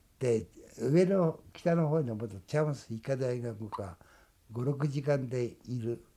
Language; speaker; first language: Japanese; native; Japanese